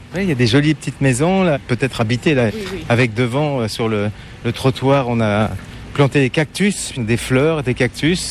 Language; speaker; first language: French; native; French